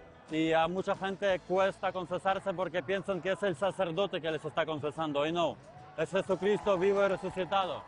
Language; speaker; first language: Spanish; non-native, fluent; Ukrainian